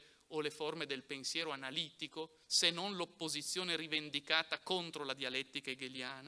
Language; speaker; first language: Italian; native; Italian